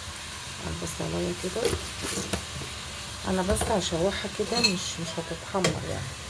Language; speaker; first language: Arabic; native; Arabic